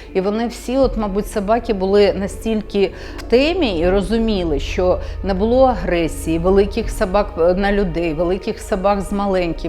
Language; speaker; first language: Ukrainian; native; Ukrainian